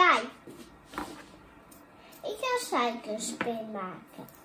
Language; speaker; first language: Dutch; early bilingual, other home language; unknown